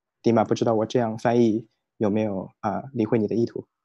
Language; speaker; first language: Chinese; native; Chinese